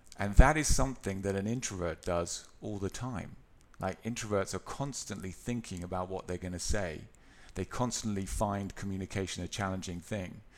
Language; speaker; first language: English; native; English